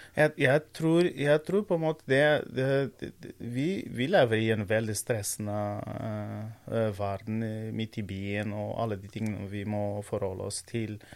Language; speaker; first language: Norwegian; non-native, fluent; Portuguese